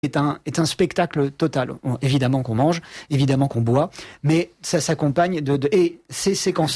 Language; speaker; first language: French; native; French